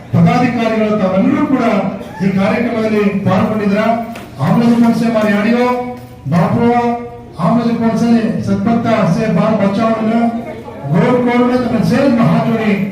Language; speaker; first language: Kannada; non-native, local second language; Lambadi